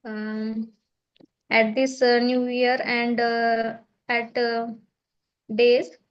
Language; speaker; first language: English; non-native, learner; Marathi